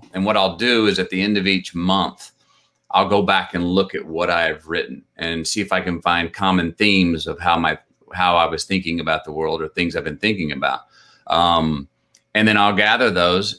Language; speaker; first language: English; native; English